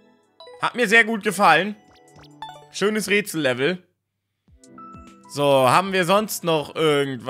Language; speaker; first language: German; native; German